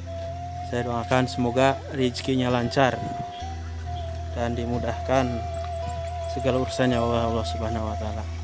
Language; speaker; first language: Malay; non-native, local second language; Sundanese